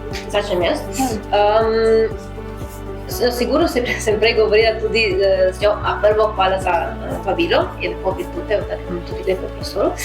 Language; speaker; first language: Slovenian; early bilingual, heritage; Slovenian